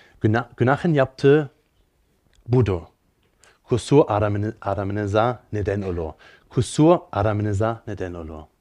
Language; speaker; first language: Turkish; non-native, fluent; German